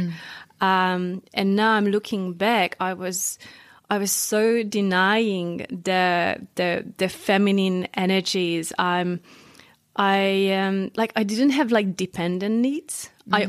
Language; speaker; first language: English; non-native, fluent; Hungarian